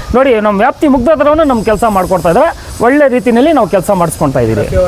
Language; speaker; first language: Kannada; non-native, local second language; Urdu